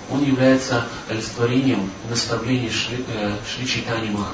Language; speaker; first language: Russian; native; Russian